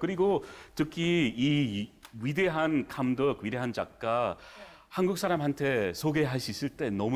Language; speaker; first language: Korean; non-native, fluent; English